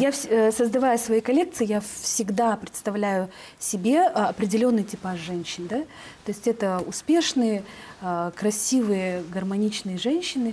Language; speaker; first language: Russian; native; Russian